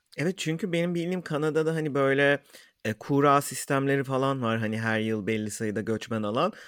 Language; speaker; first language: Turkish; native; Turkish